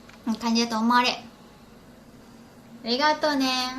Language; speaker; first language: Japanese; native; Japanese